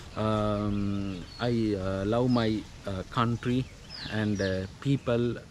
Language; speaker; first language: English; non-native, learner; Sinhala